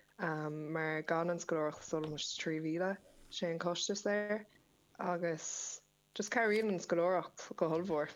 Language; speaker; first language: Irish; native; Irish